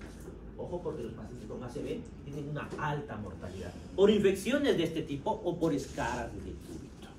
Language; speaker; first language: Spanish; native; Spanish